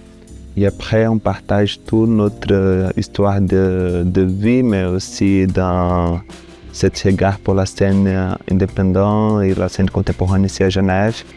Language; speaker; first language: French; non-native, fluent; Portuguese